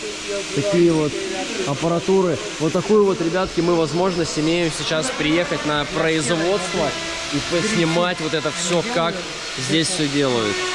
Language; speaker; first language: Russian; native; Russian